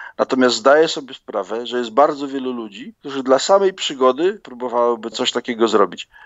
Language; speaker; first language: Polish; native; Polish